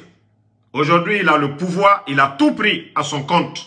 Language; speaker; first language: French; non-native, local second language; Susu